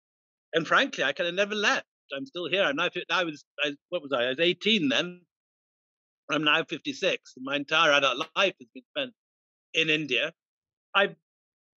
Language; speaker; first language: English; native; English